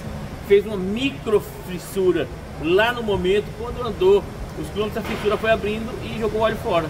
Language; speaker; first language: Portuguese; native; Portuguese